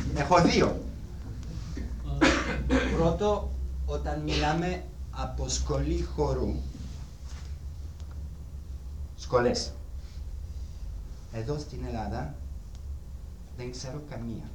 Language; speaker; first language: Greek; non-native, learner; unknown